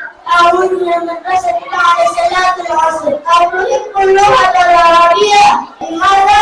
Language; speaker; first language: Arabic; non-native, learner; Swahili